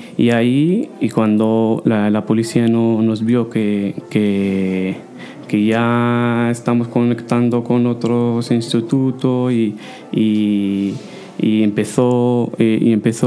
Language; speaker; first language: Spanish; non-native, fluent; Arabic